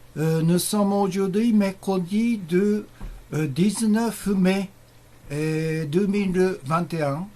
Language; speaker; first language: French; non-native, learner; Japanese